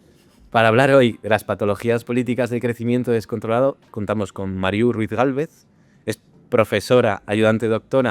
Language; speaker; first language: Spanish; native; Spanish